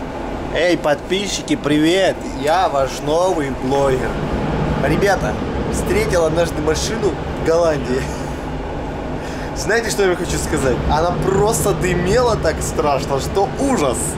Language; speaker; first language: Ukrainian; non-native, local second language; Russian